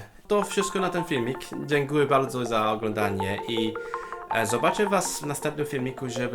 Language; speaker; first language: Polish; non-native, fluent; Cantonese